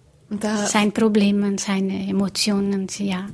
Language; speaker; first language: German; non-native, fluent; Portuguese